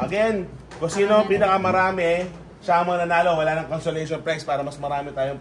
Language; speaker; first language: Filipino; native; Filipino